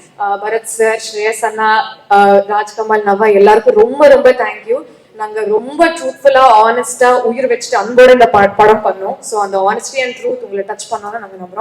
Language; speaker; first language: Tamil; non-native, learner; Telugu